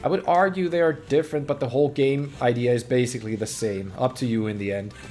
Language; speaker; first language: English; non-native, fluent; Finnish